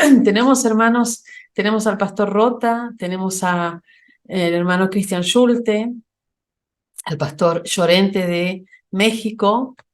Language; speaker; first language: Spanish; native; Spanish